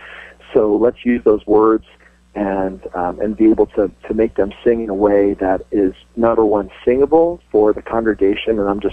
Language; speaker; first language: English; native; English